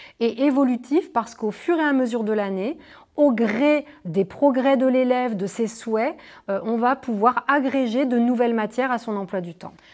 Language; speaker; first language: French; native; French